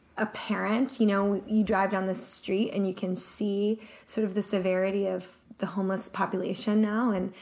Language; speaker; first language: English; native; English